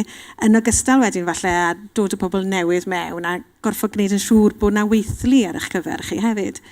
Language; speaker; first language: Welsh; native; Welsh